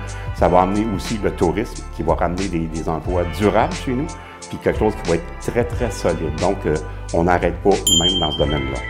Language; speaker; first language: French; native; French